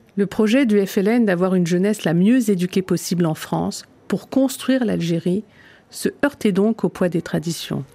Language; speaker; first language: French; native; French